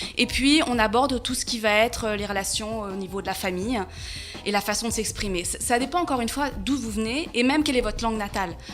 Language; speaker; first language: French; native; French